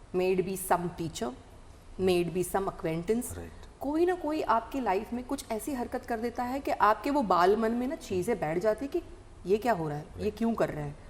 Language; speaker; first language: Hindi; non-native, local second language; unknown